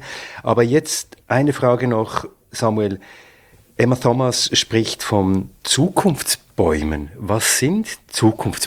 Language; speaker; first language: German; native; German